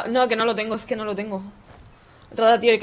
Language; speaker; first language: Spanish; native; Spanish